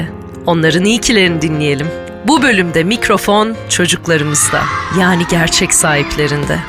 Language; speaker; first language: Turkish; native; Turkish